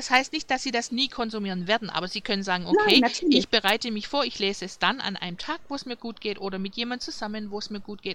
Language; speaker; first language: German; native; German